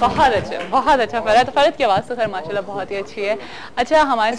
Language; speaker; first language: Urdu; native; Urdu